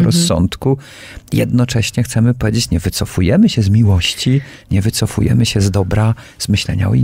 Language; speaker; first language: Polish; native; Polish